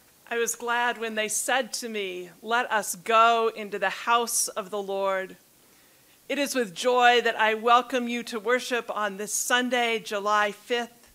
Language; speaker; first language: English; native; English